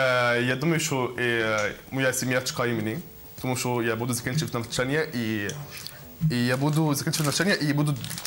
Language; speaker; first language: Ukrainian; non-native, learner; Arabic